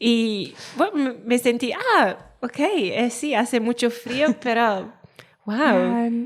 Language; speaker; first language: Spanish; non-native, learner; Welsh